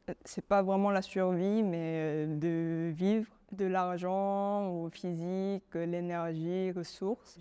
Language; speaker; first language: French; non-native, fluent; Korean